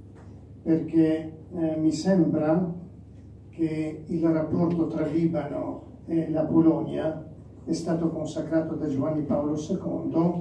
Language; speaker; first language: Italian; non-native, fluent; Arabic